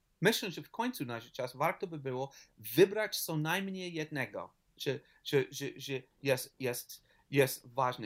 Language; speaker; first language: Polish; non-native, learner; English